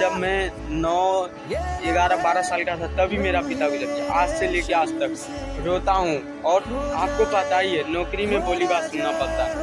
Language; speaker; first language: Hindi; non-native, local second language; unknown